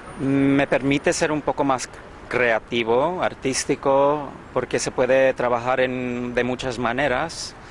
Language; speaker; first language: Spanish; early bilingual, heritage; English